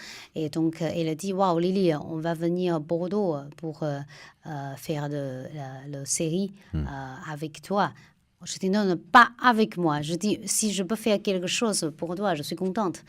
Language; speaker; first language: French; non-native, fluent; Chinese